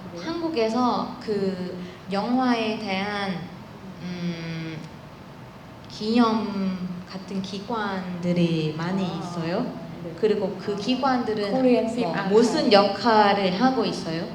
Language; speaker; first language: Korean; non-native, learner; Thai